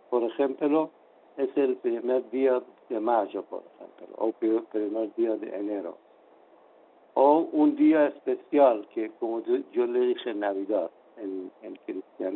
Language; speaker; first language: Spanish; non-native, fluent; Persian